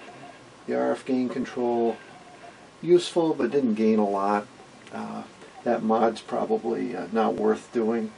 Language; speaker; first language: English; native; English